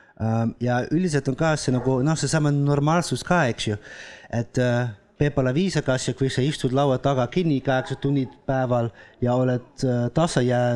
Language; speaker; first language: Estonian; non-native, fluent; Dutch